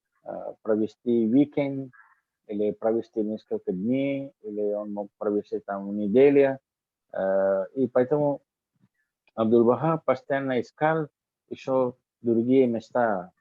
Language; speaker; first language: Russian; non-native, learner; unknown